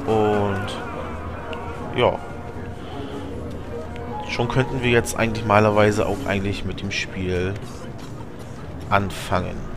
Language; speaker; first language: German; native; German